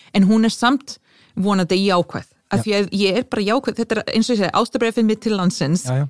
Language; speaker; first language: Icelandic; non-native, fluent; English